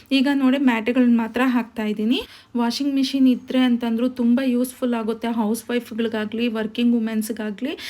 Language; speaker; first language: Kannada; native; Kannada